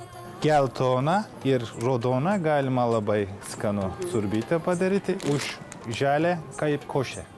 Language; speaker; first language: Lithuanian; non-native, learner; Turkish